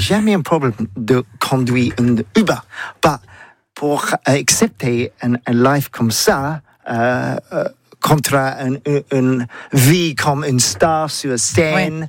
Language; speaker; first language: French; non-native, learner; English